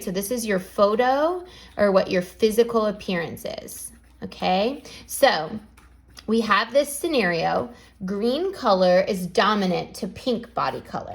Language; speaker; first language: English; native; English